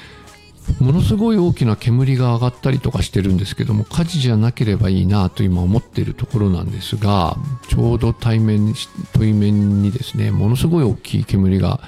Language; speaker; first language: Japanese; native; Japanese